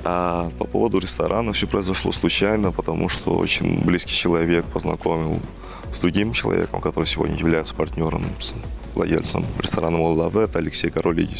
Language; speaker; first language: Russian; non-native, fluent; Greek